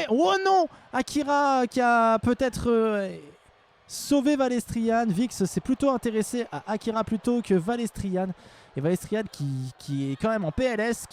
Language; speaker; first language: French; native; French